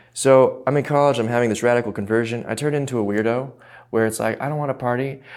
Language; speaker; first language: English; early bilingual, other home language; Korean